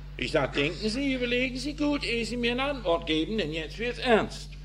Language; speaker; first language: German; non-native, fluent; English